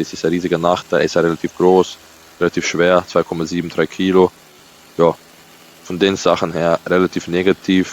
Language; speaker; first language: German; native; German